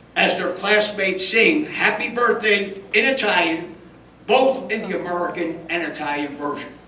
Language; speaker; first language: English; early bilingual, other home language; Italian